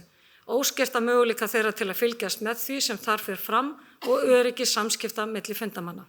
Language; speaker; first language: Icelandic; native; Icelandic